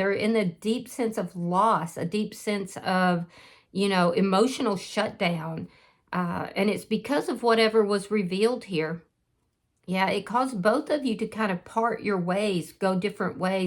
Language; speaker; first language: English; native; English